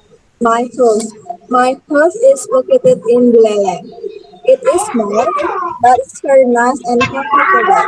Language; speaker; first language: English; non-native, learner; Indonesian